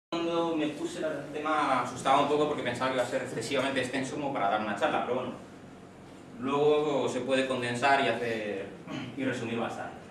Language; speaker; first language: Spanish; native; Spanish